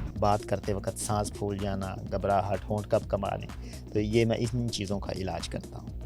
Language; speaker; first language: Urdu; non-native, local second language; Punjabi